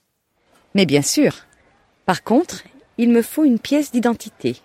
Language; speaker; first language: French; native; French